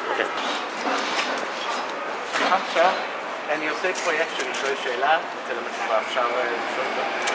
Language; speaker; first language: Hebrew; non-native, learner; English